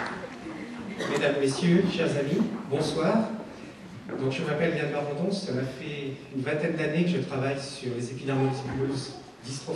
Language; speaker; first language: French; native; French